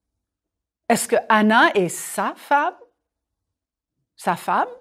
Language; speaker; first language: French; non-native, fluent; English